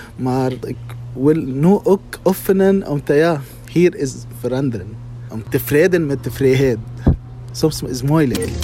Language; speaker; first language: Dutch; non-native, learner; Arabic